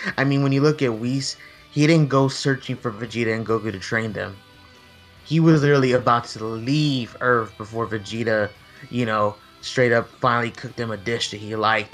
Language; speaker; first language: English; native; English